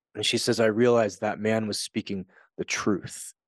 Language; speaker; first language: English; native; English